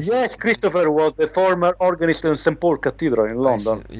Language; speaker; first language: English; non-native, learner; Italian